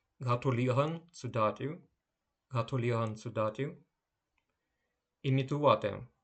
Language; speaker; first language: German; non-native, fluent; Ukrainian